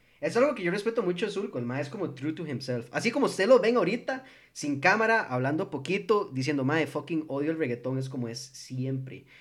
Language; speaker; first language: Spanish; early bilingual, heritage; English